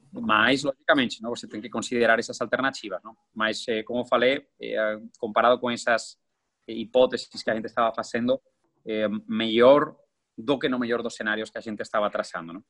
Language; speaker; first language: Portuguese; non-native, fluent; Spanish